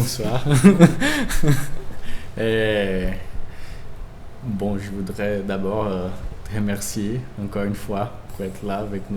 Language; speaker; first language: French; non-native, fluent; Portuguese